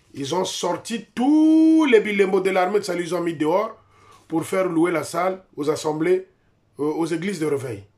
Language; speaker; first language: French; non-native, local second language; Lingala